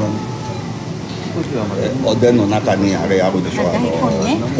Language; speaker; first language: Japanese; non-native, learner; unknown